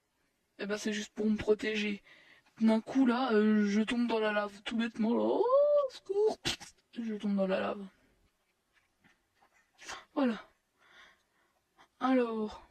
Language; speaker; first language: French; native; French